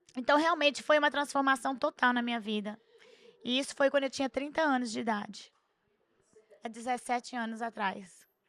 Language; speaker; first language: Portuguese; early bilingual, heritage; Portuguese